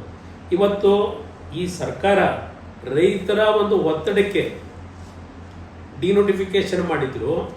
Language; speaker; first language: Kannada; native; Kannada